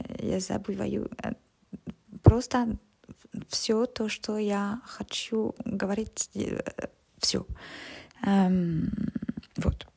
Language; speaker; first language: Russian; non-native, learner; French